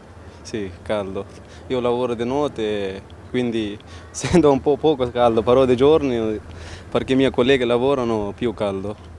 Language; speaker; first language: Italian; non-native, learner; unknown